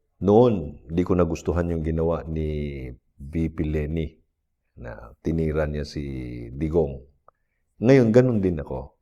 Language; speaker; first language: Filipino; non-native, local second language; Cebuano